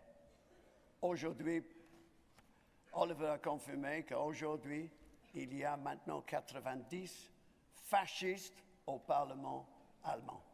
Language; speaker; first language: French; non-native, fluent; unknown